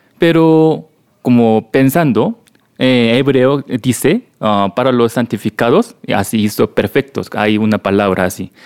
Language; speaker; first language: Spanish; non-native, learner; Korean